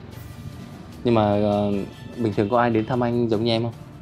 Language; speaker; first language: Vietnamese; native; Vietnamese